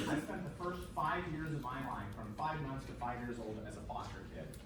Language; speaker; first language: English; native; English